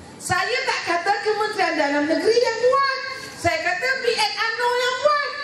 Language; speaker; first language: Malay; native; Malay